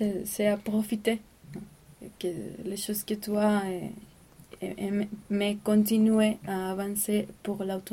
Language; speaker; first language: French; non-native, learner; Spanish